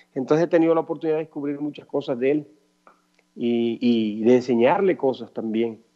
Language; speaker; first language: Spanish; native; Spanish